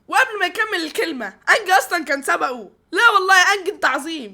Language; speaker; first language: Arabic; native; Arabic